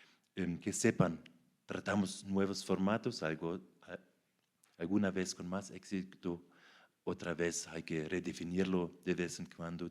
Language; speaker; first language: Spanish; non-native, fluent; German